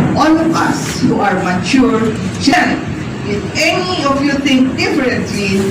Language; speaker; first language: English; non-native, local second language; Filipino